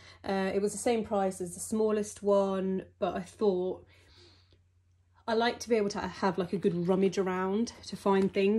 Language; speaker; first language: English; native; English